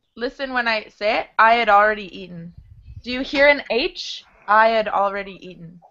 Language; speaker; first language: English; native; English